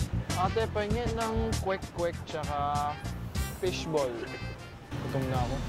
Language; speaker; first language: Filipino; non-native, fluent; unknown